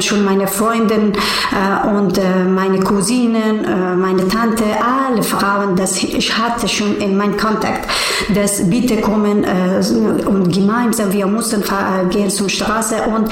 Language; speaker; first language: German; non-native, learner; Persian